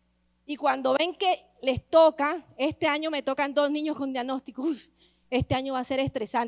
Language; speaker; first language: Spanish; native; Spanish